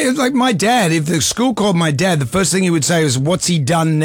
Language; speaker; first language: English; native; English